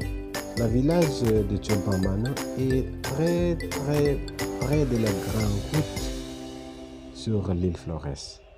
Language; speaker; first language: French; non-native, fluent; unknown